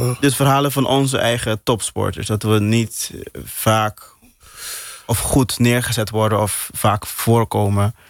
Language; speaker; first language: Dutch; non-native, local second language; Papiamento